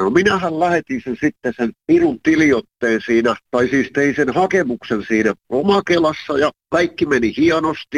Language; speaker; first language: Finnish; native; Finnish